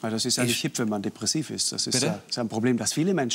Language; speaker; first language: German; native; German